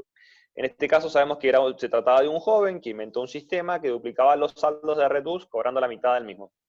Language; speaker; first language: Spanish; native; Spanish